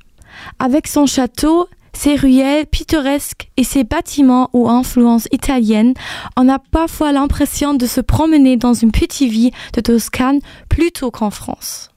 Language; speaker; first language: French; non-native, learner; German